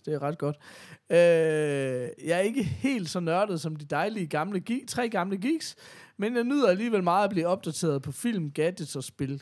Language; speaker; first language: Danish; native; Danish